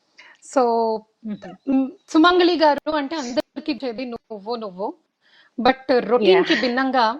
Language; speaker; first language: Telugu; native; Telugu